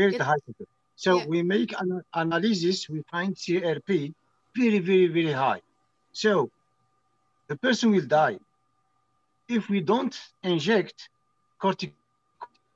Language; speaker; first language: English; non-native, learner; French